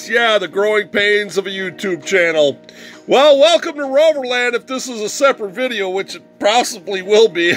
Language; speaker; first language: English; native; English